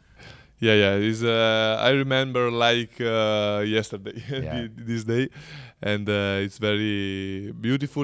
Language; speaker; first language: English; non-native, learner; Italian